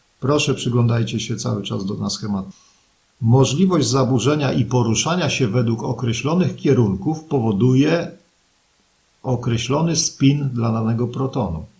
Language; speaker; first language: Polish; native; Polish